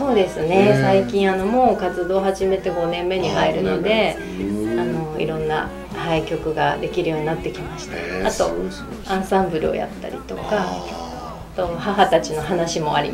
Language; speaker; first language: Japanese; native; Japanese